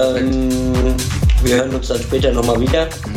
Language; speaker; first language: German; native; German